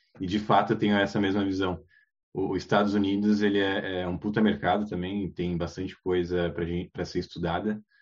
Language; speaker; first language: Portuguese; native; Portuguese